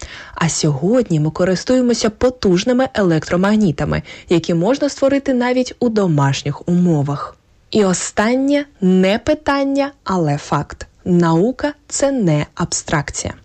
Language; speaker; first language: Ukrainian; native; Ukrainian